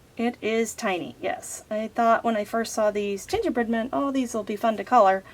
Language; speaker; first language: English; native; English